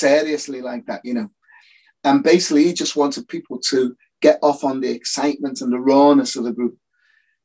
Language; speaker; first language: English; native; English